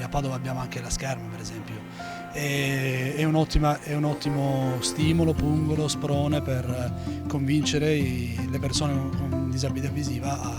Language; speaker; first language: Italian; native; Italian